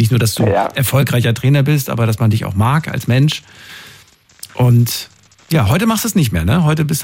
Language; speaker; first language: German; native; German